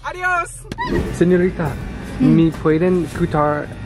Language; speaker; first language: Spanish; non-native, learner; English